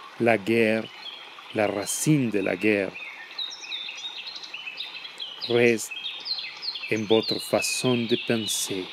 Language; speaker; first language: French; non-native, learner; Spanish